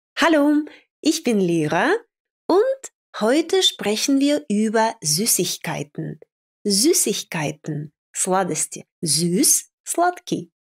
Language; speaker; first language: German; non-native, fluent; Russian